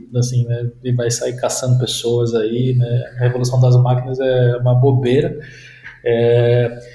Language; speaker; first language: Portuguese; native; Portuguese